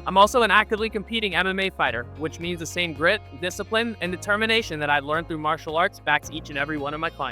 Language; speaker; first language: English; native; English